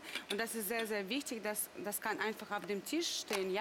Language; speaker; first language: German; non-native, fluent; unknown